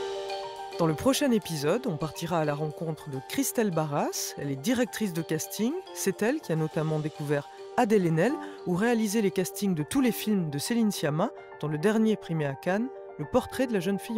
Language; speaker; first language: French; native; French